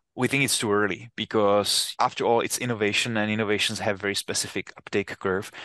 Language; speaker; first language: English; non-native, fluent; Czech